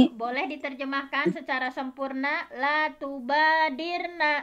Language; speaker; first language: Indonesian; native; Indonesian